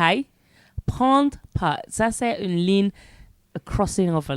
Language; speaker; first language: French; non-native, learner; English